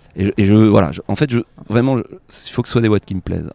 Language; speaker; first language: French; native; French